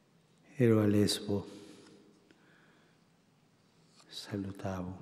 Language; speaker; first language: Italian; non-native, fluent; Spanish